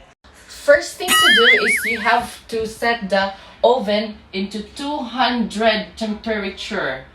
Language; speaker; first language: English; non-native, local second language; Filipino